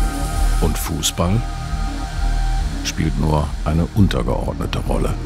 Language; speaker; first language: German; native; German